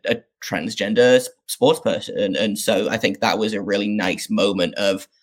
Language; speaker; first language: English; native; English